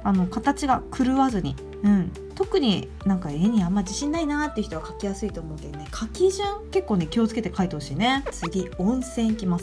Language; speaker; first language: Japanese; native; Japanese